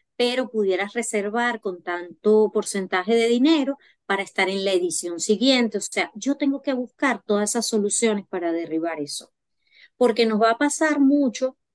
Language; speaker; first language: Spanish; native; Spanish